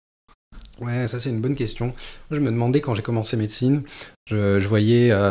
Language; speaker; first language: French; native; French